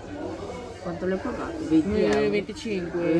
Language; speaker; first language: Italian; early bilingual, other home language; Filipino